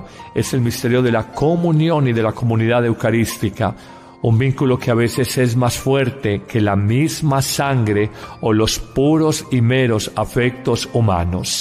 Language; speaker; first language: Spanish; native; Spanish